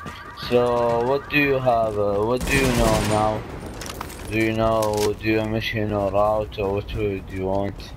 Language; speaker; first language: English; non-native, learner; Arabic